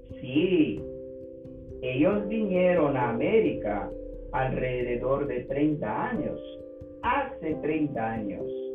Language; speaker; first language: Spanish; non-native, learner; English